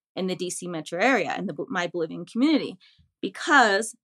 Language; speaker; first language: English; native; English